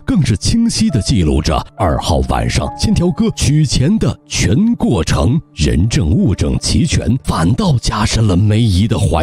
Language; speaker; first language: Chinese; native; Chinese